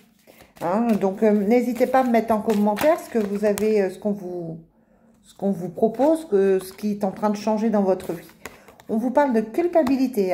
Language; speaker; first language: French; native; French